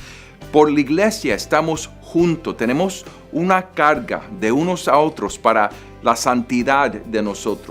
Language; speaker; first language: Spanish; non-native, fluent; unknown